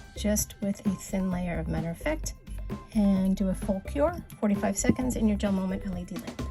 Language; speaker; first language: English; native; English